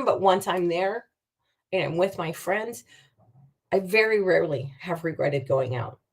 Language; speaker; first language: English; native; English